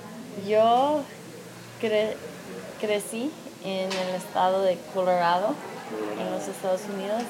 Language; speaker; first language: Spanish; non-native, learner; English